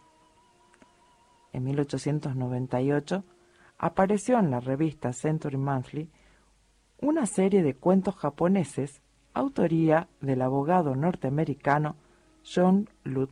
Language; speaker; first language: Spanish; native; Spanish